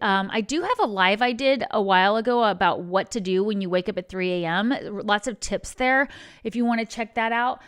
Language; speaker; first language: English; native; English